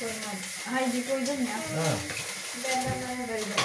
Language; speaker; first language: Turkish; non-native, learner; Filipino